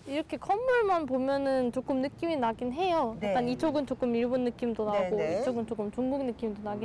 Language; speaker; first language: Korean; non-native, fluent; German